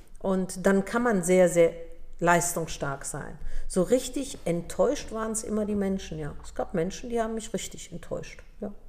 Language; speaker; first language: German; early bilingual, other home language; Polish